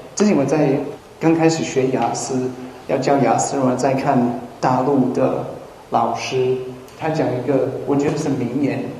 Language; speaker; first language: Chinese; non-native, fluent; English